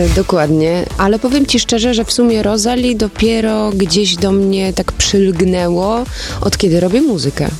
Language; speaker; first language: Polish; early bilingual, heritage; Polish